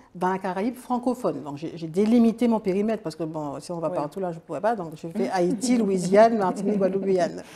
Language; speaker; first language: French; native; French